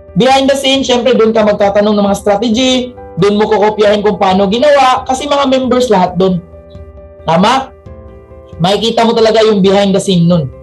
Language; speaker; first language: Filipino; non-native, local second language; Cebuano